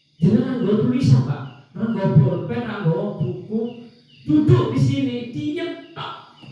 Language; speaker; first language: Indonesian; non-native, local second language; Madurese